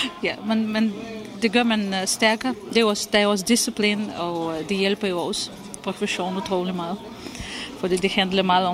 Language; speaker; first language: Danish; non-native, fluent; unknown